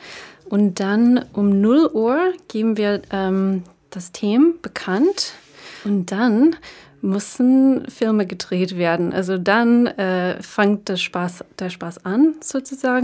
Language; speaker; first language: German; non-native, fluent; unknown